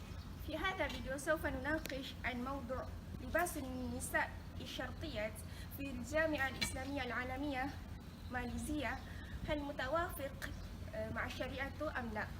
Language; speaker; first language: Arabic; non-native, learner; Malay